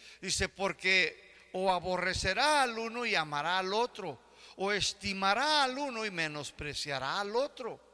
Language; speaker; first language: Spanish; early bilingual, heritage; Spanish